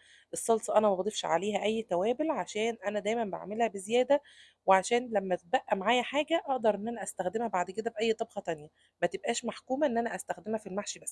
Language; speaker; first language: Arabic; native; Arabic